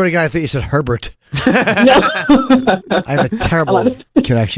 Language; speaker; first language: English; native; English